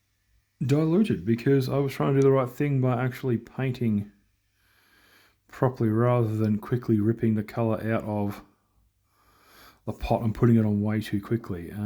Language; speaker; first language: English; native; English